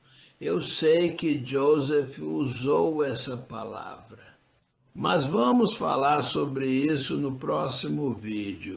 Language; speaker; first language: Portuguese; non-native, fluent; English